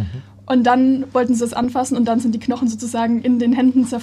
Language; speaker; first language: German; native; German